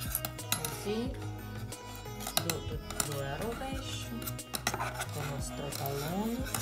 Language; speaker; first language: Italian; non-native, fluent; Russian